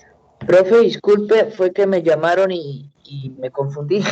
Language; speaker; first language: Spanish; native; Spanish